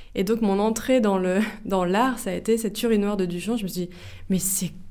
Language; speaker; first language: French; native; French